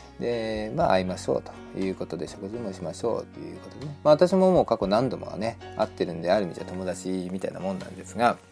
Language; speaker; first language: Japanese; native; Japanese